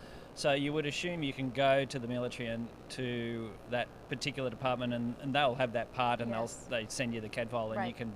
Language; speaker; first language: English; native; English